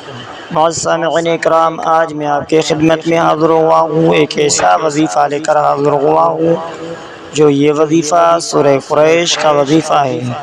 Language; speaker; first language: Urdu; native; Urdu